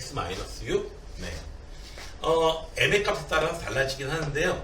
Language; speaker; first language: Korean; native; Korean